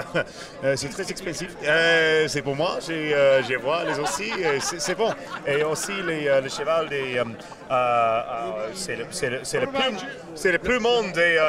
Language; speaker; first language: French; non-native, learner; English